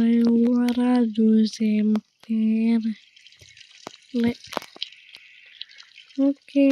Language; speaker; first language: French; native; French